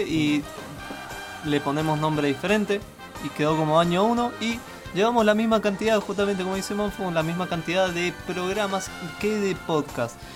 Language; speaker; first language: Spanish; native; Spanish